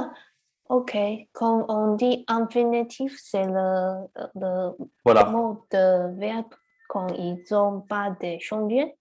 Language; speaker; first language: French; non-native, learner; Chinese